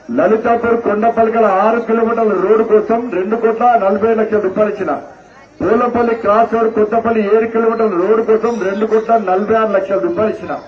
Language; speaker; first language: Telugu; native; Telugu